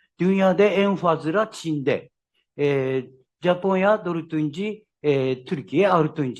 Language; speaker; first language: Turkish; non-native, learner; Japanese